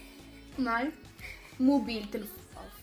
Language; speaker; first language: Norwegian; non-native, fluent; Arabic